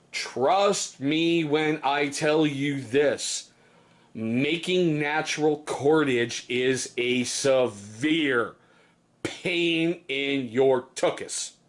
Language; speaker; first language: English; native; English